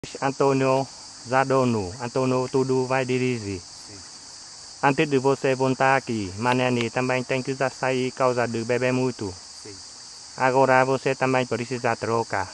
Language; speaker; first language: Portuguese; non-native, learner; Vietnamese